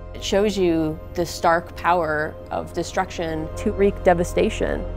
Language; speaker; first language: English; native; English